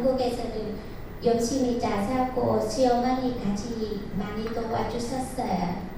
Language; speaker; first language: Korean; non-native, learner; Vietnamese